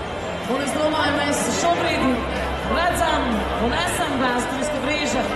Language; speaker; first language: Latvian; native; Latvian